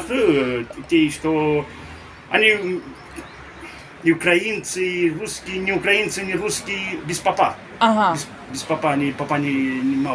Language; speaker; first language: Russian; early bilingual, heritage; Russian